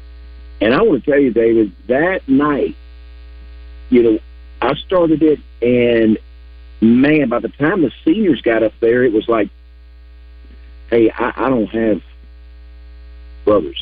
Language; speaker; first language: English; native; English